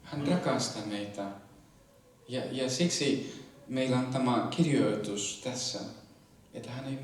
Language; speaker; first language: Finnish; non-native, fluent; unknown